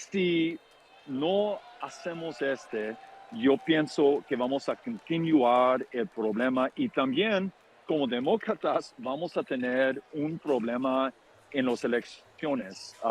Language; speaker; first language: Spanish; non-native, fluent; English